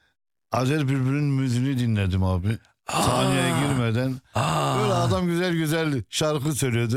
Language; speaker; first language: Turkish; non-native, fluent; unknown